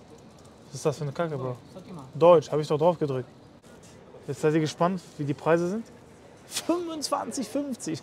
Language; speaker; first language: German; native; German